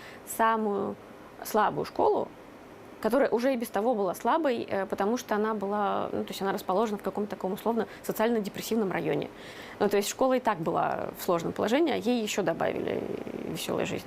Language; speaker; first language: Russian; native; Russian